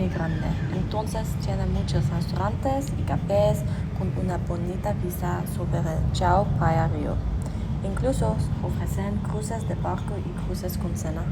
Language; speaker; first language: Spanish; non-native, learner; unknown